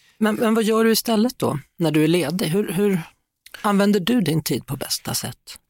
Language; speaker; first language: Swedish; native; Swedish